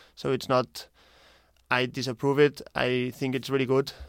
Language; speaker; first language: English; non-native, fluent; Spanish